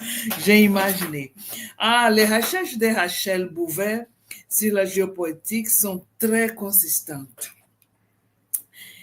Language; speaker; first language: French; non-native, fluent; Portuguese